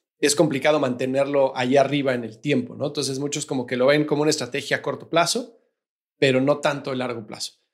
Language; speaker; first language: Spanish; native; Spanish